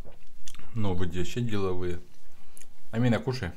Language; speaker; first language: Russian; native; Russian